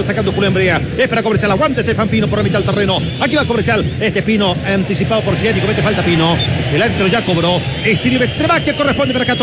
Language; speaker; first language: Spanish; native; Spanish